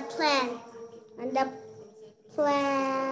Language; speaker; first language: English; non-native, learner; Indonesian